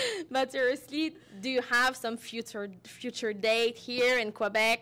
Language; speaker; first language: English; non-native, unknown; French